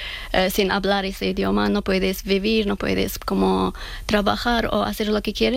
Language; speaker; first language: Spanish; non-native, learner; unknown